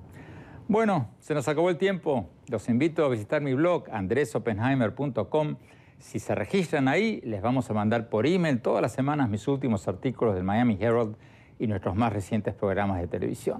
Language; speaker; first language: Spanish; native; Spanish